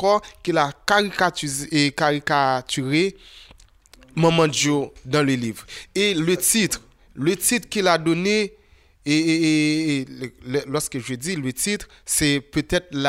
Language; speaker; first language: French; non-native, local second language; Haitian Creole